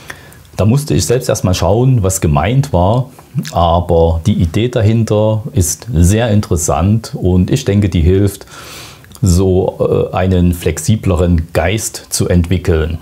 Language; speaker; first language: German; native; German